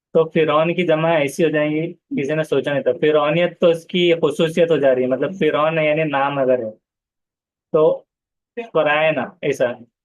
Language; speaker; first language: Hindi; non-native, local second language; Urdu